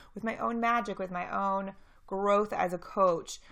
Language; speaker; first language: English; native; English